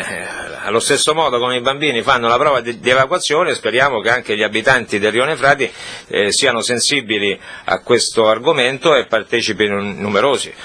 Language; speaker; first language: Italian; native; Italian